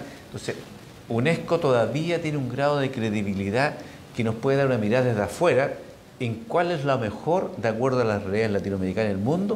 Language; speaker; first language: Spanish; native; Spanish